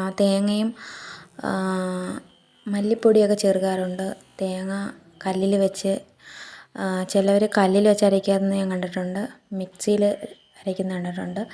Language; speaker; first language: Malayalam; native; Malayalam